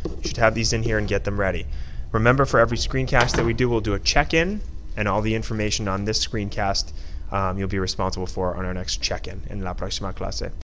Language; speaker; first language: English; native; English